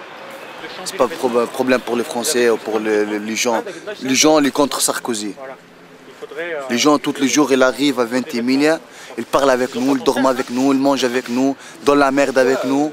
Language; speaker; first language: French; non-native, learner; Arabic